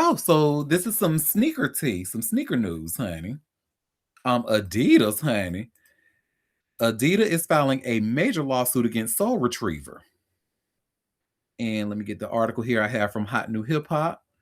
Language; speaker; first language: English; native; English